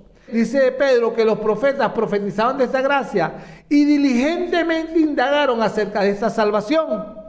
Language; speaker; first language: Spanish; native; Spanish